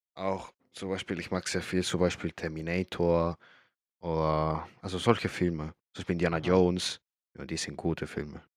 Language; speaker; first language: German; early bilingual, other home language; Spanish